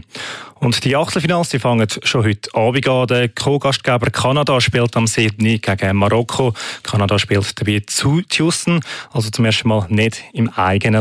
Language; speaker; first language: German; native; German